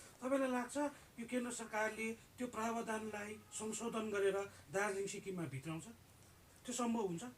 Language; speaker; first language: Nepali; native; Nepali